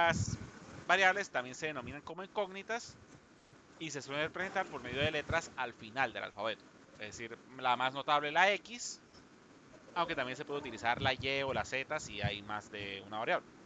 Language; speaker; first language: Spanish; native; Spanish